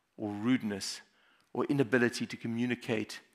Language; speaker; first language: English; native; English